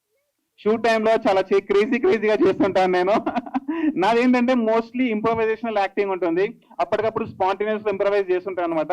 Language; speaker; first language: Telugu; native; Telugu